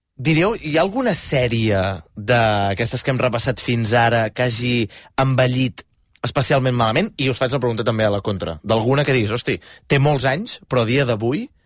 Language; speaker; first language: Catalan; native; Catalan